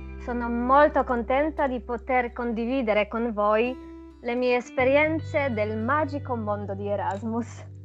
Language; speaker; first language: Italian; non-native, fluent; Polish